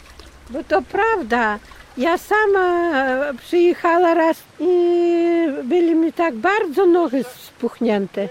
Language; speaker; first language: Polish; non-native, local second language; Ukrainian